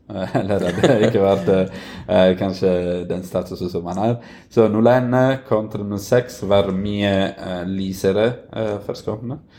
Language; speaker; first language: Norwegian; non-native, fluent; Italian